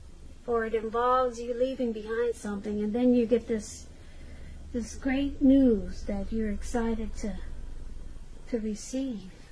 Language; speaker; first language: English; native; English